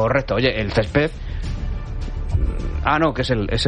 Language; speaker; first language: Spanish; native; Spanish